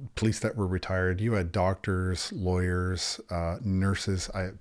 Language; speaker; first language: English; native; English